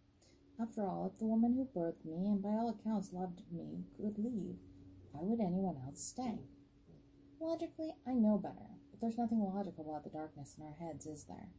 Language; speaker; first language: English; native; English